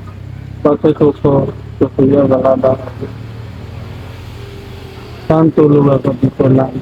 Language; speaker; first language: Filipino; non-native, learner; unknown